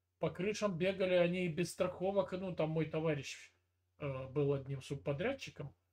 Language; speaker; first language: Russian; native; Russian